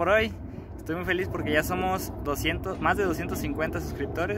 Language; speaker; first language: Spanish; native; Spanish